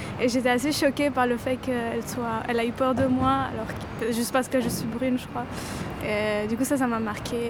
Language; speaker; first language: French; early bilingual, other home language; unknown